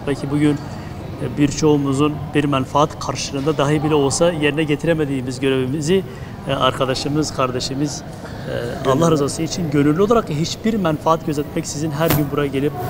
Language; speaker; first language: Turkish; native; Turkish